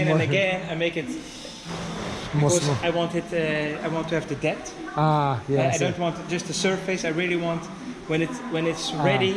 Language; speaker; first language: English; non-native, fluent; Dutch